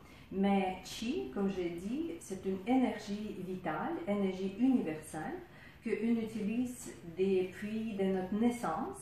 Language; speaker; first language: French; non-native, fluent; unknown